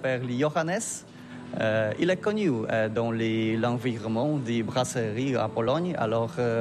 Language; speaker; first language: French; non-native, learner; Polish